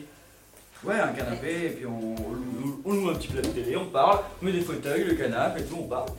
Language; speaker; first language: French; native; French